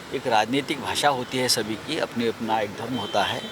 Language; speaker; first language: Hindi; non-native, local second language; Marathi